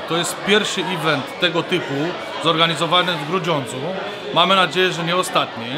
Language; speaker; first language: Polish; non-native, fluent; Romanian